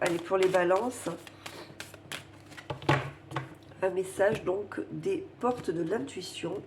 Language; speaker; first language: French; native; French